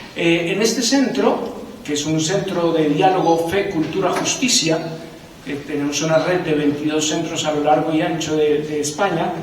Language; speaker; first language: Spanish; native; Spanish